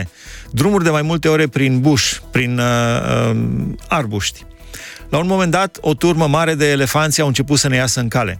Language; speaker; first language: Romanian; native; Romanian